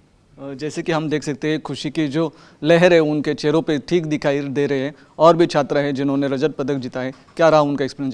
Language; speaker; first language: Hindi; native; Hindi